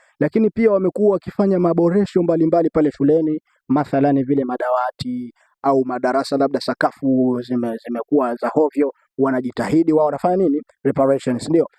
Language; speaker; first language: Swahili; native; Swahili